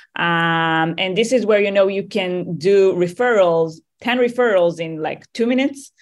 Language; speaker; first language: English; non-native, fluent; Hebrew